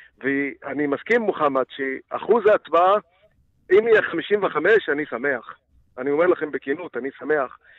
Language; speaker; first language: Hebrew; non-native, local second language; Arabic